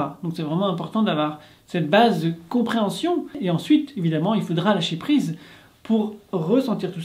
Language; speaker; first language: French; native; French